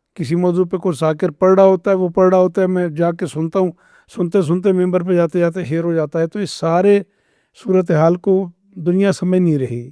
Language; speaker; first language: Urdu; non-native, local second language; Saraiki